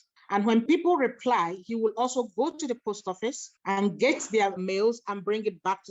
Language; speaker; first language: English; non-native, local second language; Igbo